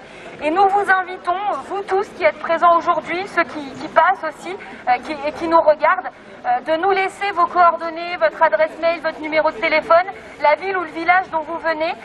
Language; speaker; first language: French; native; French